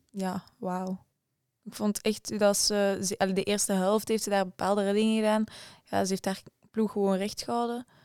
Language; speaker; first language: Dutch; native; Dutch